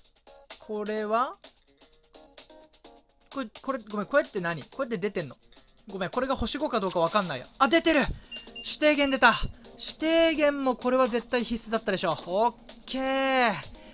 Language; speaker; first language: Japanese; native; Japanese